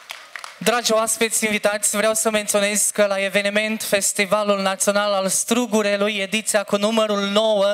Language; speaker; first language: Romanian; native; Romanian